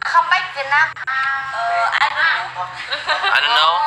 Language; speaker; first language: Vietnamese; non-native, learner; Indonesian